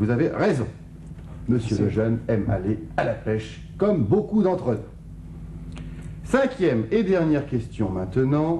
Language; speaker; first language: French; native; French